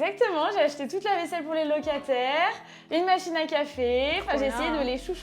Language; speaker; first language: French; native; French